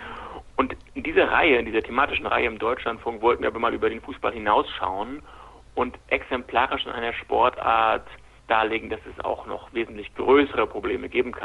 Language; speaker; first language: German; native; German